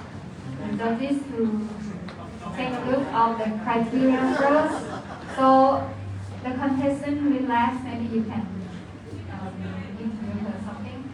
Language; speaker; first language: English; non-native, learner; Thai